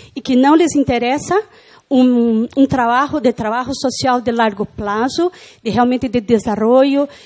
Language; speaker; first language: Spanish; non-native, learner; Portuguese